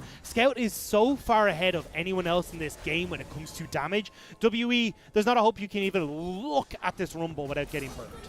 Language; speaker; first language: English; native; English